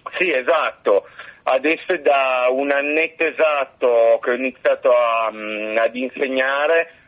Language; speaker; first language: Italian; native; Italian